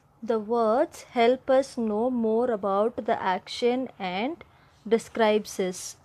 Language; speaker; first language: English; non-native, local second language; Tamil